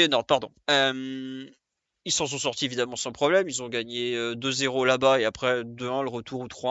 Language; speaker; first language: French; native; French